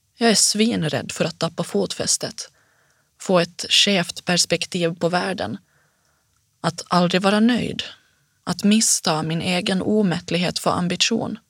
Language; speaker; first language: Swedish; native; Swedish